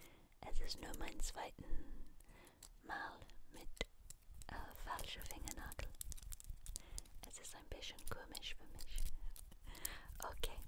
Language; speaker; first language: German; non-native, learner; English